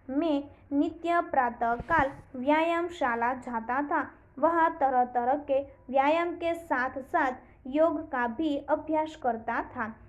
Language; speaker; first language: Hindi; non-native, local second language; Gujarati